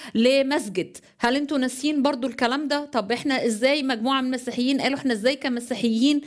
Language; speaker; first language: Arabic; native; Arabic